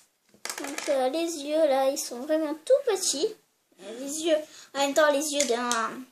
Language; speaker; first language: French; native; French